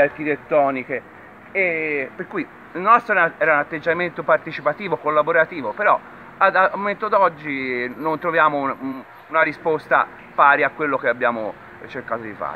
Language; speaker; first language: Italian; native; Italian